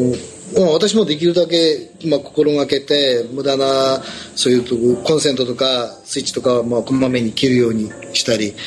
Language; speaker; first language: Japanese; native; Japanese